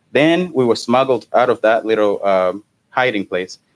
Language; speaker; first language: English; non-native, local second language; Kinyarwanda